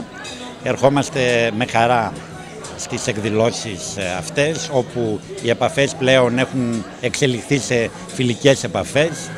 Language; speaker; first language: Greek; native; Greek